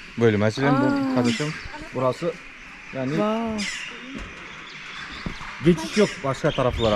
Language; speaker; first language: Turkish; non-native, learner; Kazakh